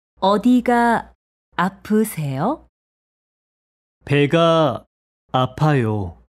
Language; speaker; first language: Korean; non-native, fluent; Arabic